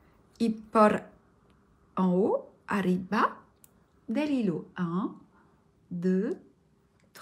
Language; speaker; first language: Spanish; non-native, learner; French